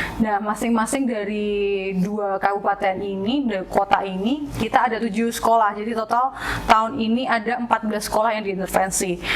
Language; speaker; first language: Indonesian; native; Indonesian